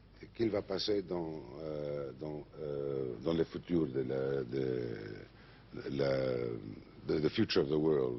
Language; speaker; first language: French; non-native, learner; Spanish